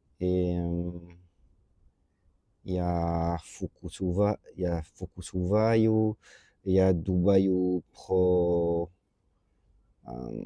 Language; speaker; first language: Ukrainian; non-native, learner; French